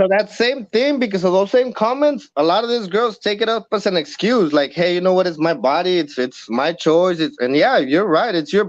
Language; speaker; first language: English; early bilingual, other home language; Spanish